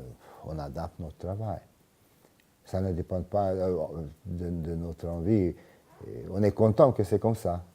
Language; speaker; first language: French; non-native, fluent; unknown